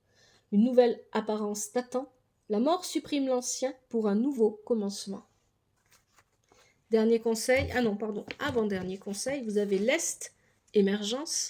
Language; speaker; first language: French; native; French